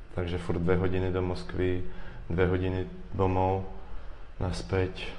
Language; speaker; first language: Slovak; non-native, fluent; Russian